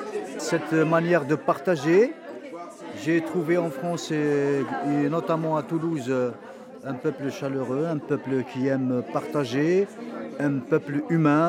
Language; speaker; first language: French; non-native, local second language; Kabyle